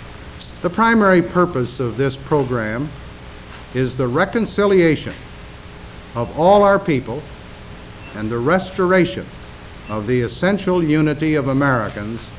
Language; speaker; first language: English; native; English